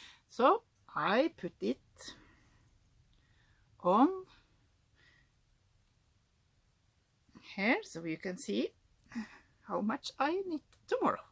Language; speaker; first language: English; non-native, learner; Norwegian